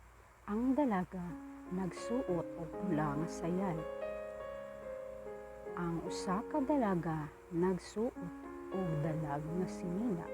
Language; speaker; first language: Cebuano; non-native, learner; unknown